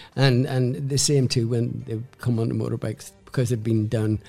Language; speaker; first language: English; native; English